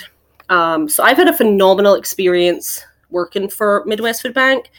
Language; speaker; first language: English; native; English